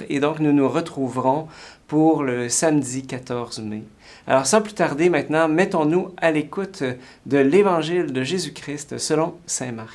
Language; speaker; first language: French; native; French